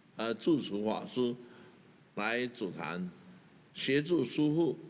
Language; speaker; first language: Chinese; native; Chinese